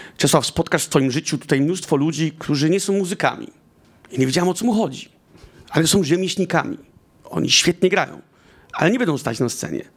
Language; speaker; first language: Polish; early bilingual, heritage; Polish